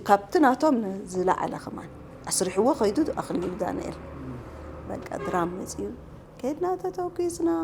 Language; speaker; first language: Tigrinya; non-native, local second language; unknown